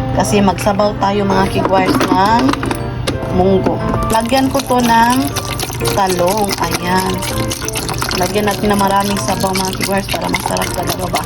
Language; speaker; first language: Filipino; non-native, local second language; Cebuano